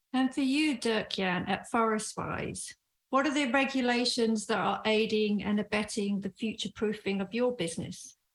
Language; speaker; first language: English; native; English